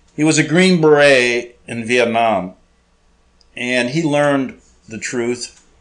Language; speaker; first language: English; native; English